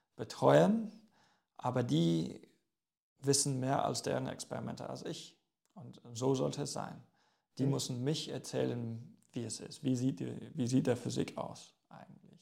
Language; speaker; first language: German; non-native, fluent; English